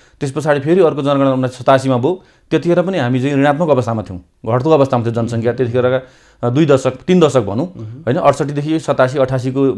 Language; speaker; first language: Nepali; native; Nepali